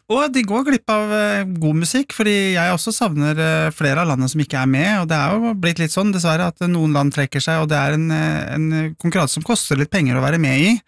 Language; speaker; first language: Norwegian; native; Norwegian